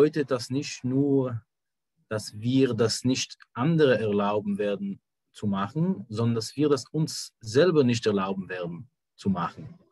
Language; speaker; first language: German; non-native, fluent; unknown